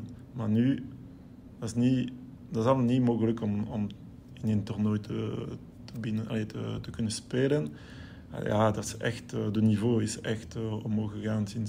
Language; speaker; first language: Dutch; non-native, local second language; French